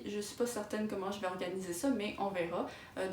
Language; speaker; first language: French; native; French